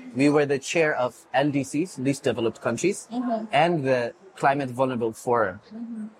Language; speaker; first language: English; non-native, fluent; Amharic